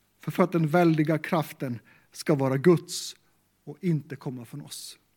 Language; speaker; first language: Swedish; native; Swedish